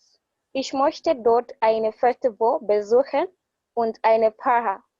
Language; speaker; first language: German; non-native, learner; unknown